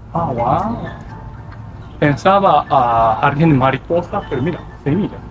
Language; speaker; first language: Spanish; non-native, learner; Japanese